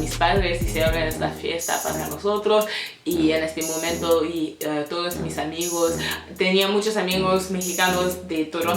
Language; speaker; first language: Spanish; non-native, fluent; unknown